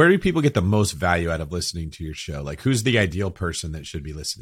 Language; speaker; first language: English; native; English